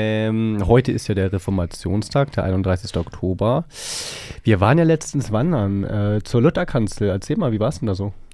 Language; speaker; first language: German; native; German